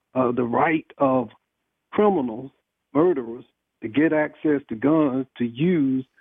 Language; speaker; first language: English; native; English